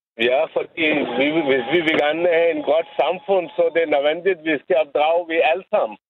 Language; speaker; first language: Danish; non-native, learner; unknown